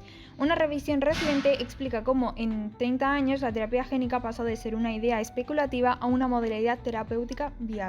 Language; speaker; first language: Spanish; native; Spanish